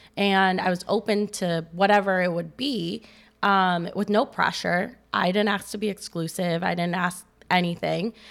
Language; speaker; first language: English; native; English